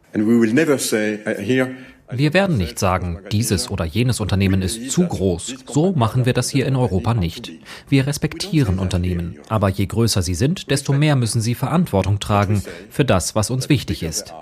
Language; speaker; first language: German; native; German